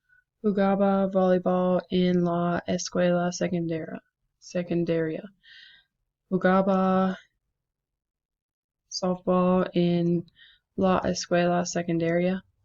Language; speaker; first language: Spanish; non-native, learner; English